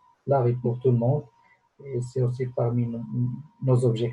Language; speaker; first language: French; non-native, local second language; Arabic